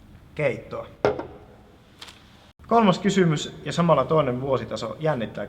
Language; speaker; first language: Finnish; native; Finnish